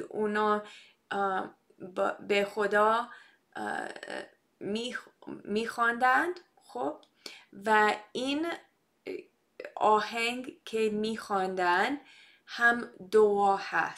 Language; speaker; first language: Persian; non-native, fluent; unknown